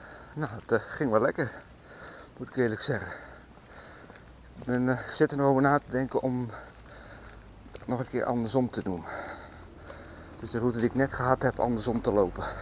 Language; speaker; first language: Dutch; native; Dutch